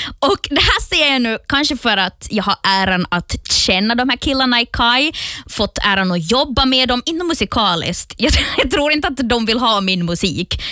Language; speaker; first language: Swedish; native; Swedish